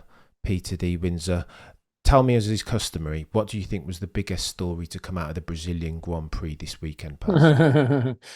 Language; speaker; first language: English; native; English